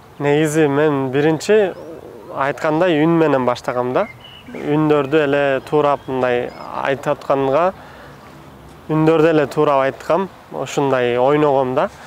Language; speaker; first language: Kyrgyz; non-native, fluent; Turkish